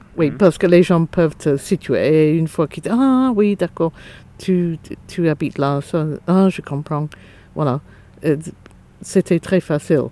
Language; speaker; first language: French; non-native, fluent; English